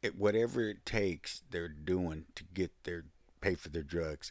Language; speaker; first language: English; early bilingual, other home language; Spanish